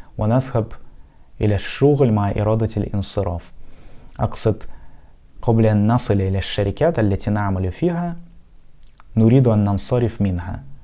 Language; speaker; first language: Arabic; non-native, fluent; Russian